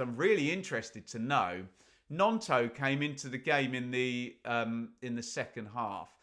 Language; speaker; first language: English; native; English